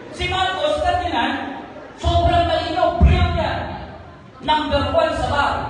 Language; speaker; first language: Filipino; non-native, local second language; Hiligaynon